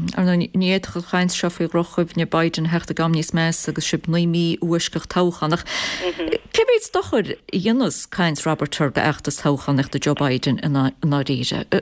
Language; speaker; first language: Irish; native; Irish